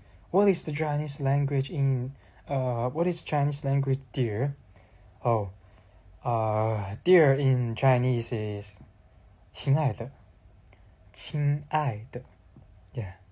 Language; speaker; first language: English; non-native, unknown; Chinese